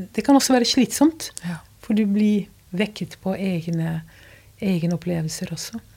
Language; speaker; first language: Norwegian; non-native, fluent; Dutch